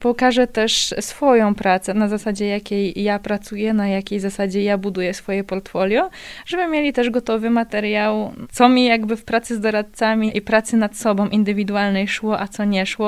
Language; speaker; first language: Polish; native; Polish